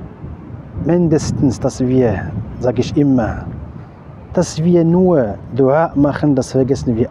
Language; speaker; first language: German; non-native, fluent; Arabic